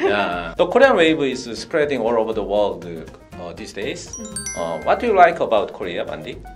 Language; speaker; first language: English; non-native, fluent; Korean